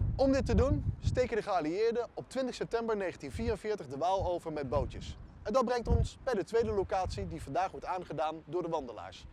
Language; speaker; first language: Dutch; native; Dutch